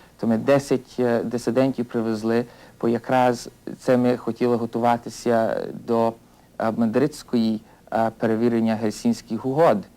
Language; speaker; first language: Ukrainian; early bilingual, heritage; Ukrainian